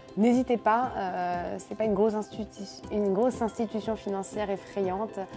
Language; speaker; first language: French; native; French